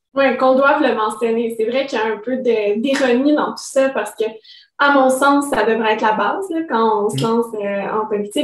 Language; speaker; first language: French; native; French